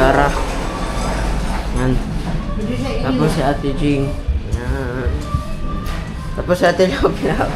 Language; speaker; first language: Filipino; non-native, local second language; Cebuano